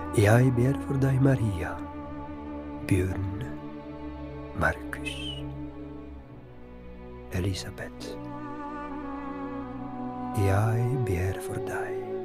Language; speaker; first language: Norwegian; non-native, fluent; Polish